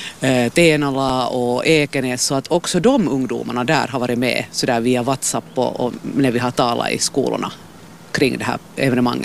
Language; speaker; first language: Swedish; native; Swedish